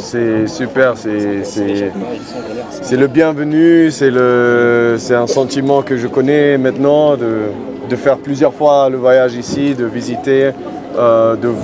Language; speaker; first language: French; non-native, fluent; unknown